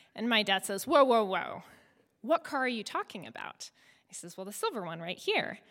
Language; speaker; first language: English; native; English